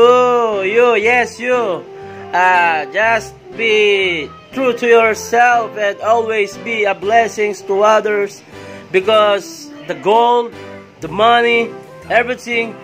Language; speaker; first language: English; non-native, local second language; Filipino